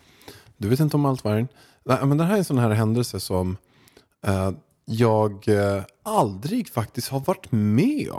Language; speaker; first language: Swedish; native; Swedish